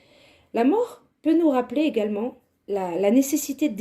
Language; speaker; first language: French; native; French